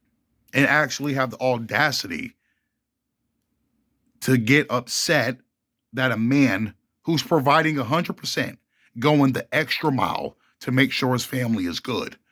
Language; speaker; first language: English; native; English